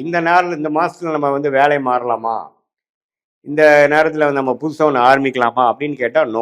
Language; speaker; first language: Tamil; native; Tamil